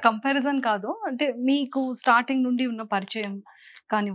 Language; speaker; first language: Telugu; native; Telugu